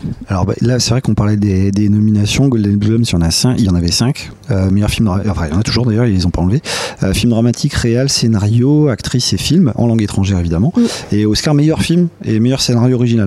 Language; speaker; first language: French; native; French